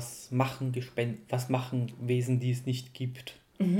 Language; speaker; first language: German; native; German